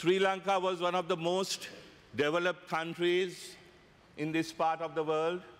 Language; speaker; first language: English; non-native, local second language; Sinhala